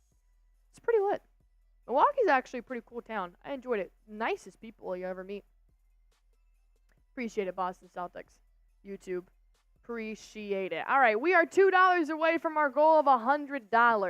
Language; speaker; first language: English; native; English